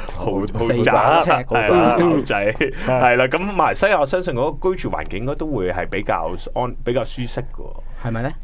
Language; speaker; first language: Cantonese; native; Cantonese